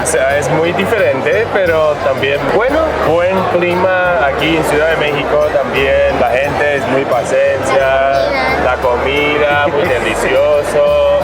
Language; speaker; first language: Spanish; non-native, learner; Chinese